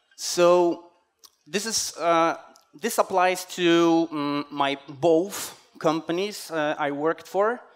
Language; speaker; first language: English; non-native, fluent; Polish